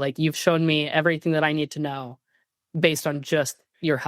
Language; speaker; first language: English; native; English